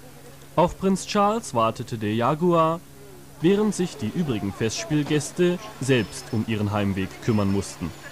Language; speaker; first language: German; native; German